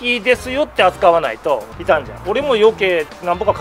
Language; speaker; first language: Japanese; native; Japanese